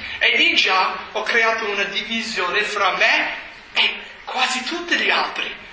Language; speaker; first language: Italian; non-native, fluent; English